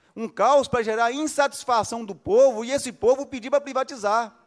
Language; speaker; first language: Portuguese; native; Portuguese